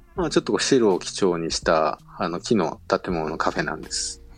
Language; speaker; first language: Japanese; native; Japanese